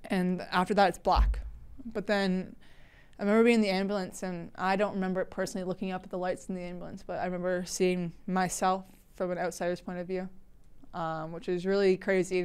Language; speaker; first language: English; native; English